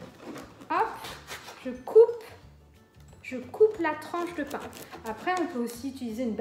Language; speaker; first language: French; native; French